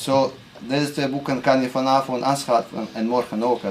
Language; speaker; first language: Dutch; non-native, fluent; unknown